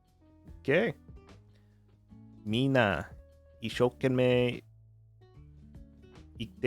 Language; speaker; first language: Japanese; non-native, learner; English